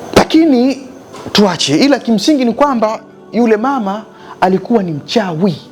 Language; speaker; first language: Swahili; native; Swahili